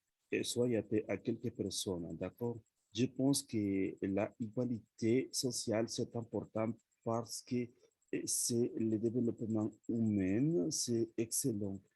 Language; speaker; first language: French; non-native, learner; Spanish